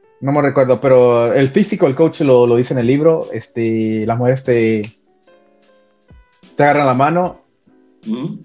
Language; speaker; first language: Spanish; early bilingual, heritage; Spanish